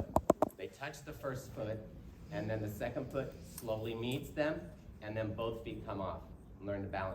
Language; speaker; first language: English; native; English